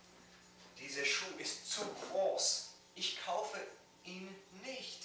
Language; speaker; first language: German; non-native, learner; English